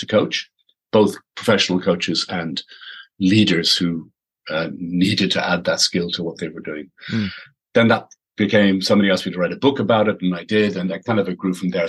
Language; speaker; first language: English; native; English